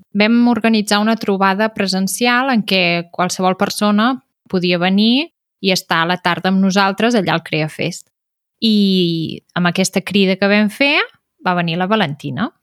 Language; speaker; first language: Catalan; native; Catalan